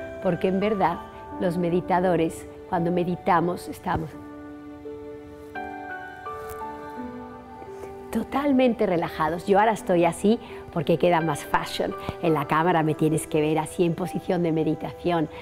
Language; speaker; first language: Spanish; native; Spanish